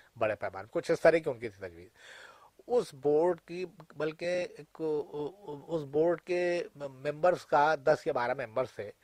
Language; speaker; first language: Urdu; native; Urdu